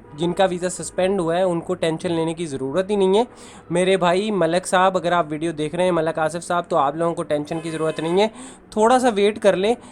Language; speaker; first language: Hindi; non-native, local second language; Punjabi